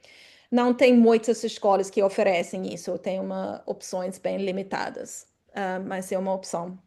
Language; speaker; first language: Portuguese; non-native, fluent; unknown